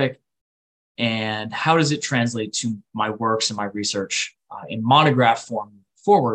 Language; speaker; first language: English; native; English